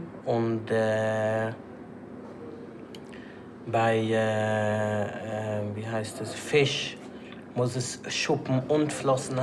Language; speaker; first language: German; non-native, fluent; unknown